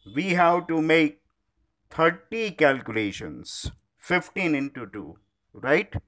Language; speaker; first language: English; non-native, local second language; Gujarati